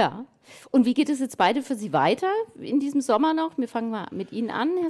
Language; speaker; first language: German; native; German